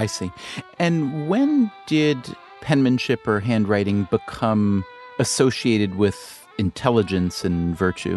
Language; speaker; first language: English; native; English